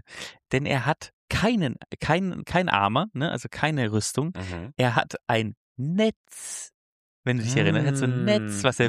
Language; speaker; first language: German; native; German